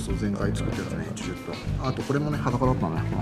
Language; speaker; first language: Japanese; native; Japanese